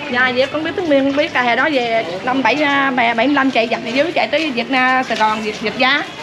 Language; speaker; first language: Vietnamese; early bilingual, heritage; Vietnamese